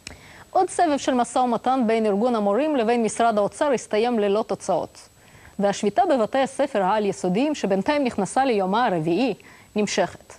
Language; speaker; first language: Hebrew; non-native, local second language; Russian